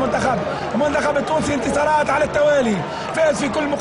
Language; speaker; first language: Arabic; native; Arabic